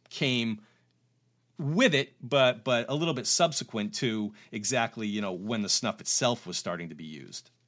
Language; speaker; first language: English; native; English